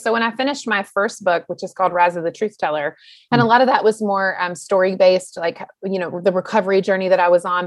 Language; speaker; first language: English; native; English